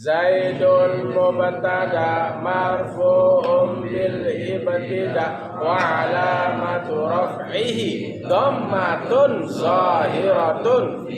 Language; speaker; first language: Arabic; non-native, fluent; Indonesian